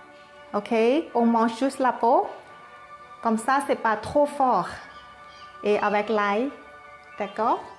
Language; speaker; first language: French; non-native, fluent; Thai